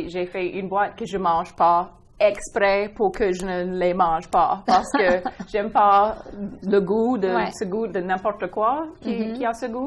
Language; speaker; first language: French; non-native, local second language; English